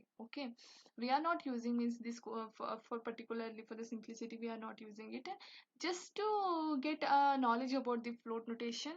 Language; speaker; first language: English; non-native, local second language; Hindi